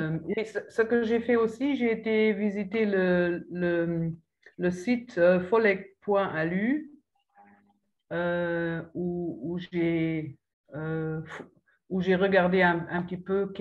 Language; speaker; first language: French; non-native, local second language; Luxembourgish